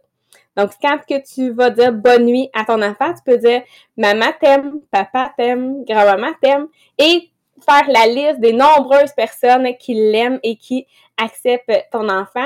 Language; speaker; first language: French; native; French